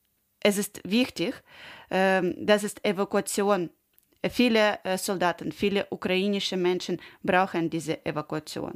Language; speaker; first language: German; non-native, learner; Ukrainian